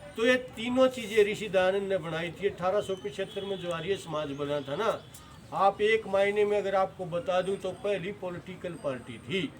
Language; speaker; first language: Hindi; native; Hindi